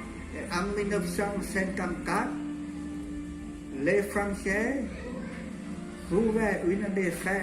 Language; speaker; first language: French; non-native, learner; Vietnamese